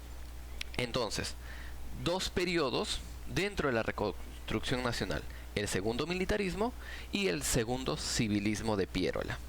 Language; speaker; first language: Spanish; native; Spanish